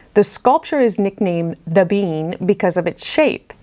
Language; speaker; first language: English; native; English